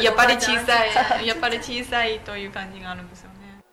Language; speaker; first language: Japanese; non-native, fluent; Chinese